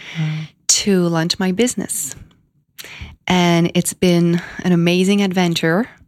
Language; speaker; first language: English; non-native, fluent; French